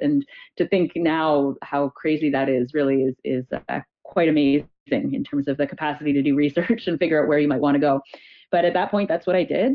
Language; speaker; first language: English; native; English